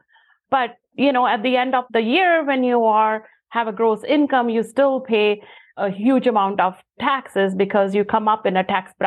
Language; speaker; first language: English; non-native, local second language; Punjabi